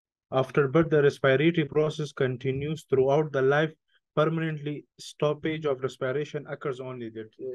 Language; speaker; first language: English; non-native, fluent; Persian